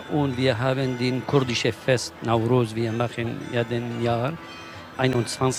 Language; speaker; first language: German; non-native, learner; Kurdish